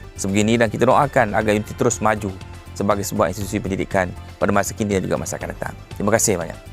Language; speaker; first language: Malay; native; Malay